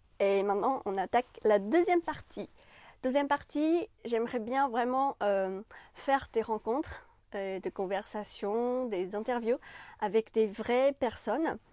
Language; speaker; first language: French; non-native, fluent; Chinese